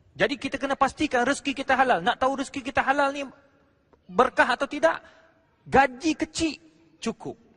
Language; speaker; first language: Malay; native; Malay